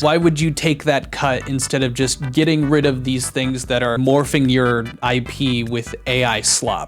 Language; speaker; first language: English; native; English